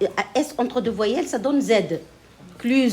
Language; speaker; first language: French; non-native, local second language; Arabic